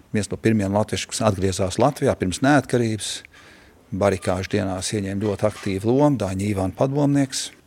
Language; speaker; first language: Latvian; early bilingual, heritage; Latvian